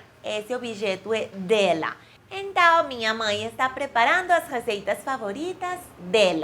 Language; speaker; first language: Portuguese; non-native, fluent; Spanish